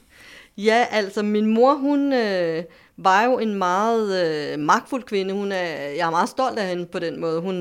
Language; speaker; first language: Danish; native; Danish